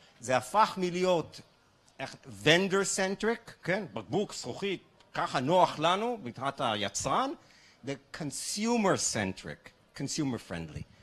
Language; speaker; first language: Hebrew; non-native, fluent; English